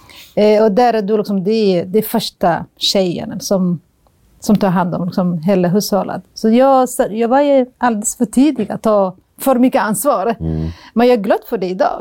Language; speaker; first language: Swedish; non-native, fluent; Somali